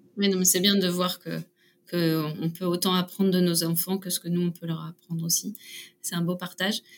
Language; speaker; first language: French; native; French